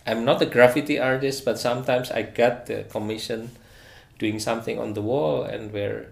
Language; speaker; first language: English; non-native, fluent; Indonesian